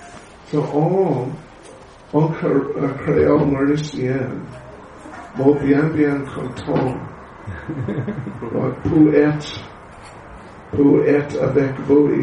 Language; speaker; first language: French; non-native, learner; English